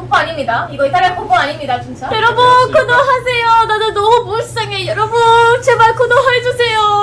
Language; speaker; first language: Korean; non-native, learner; Italian